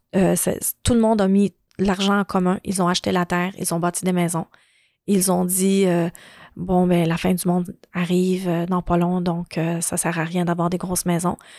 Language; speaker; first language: French; early bilingual, other home language; Arabic